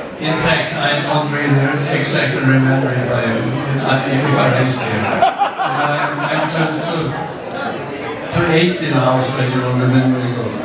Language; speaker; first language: English; native; English